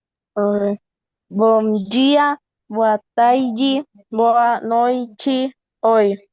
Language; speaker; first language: Portuguese; non-native, learner; Spanish